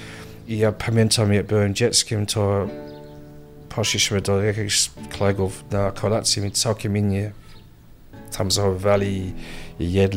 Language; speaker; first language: Polish; early bilingual, heritage; Polish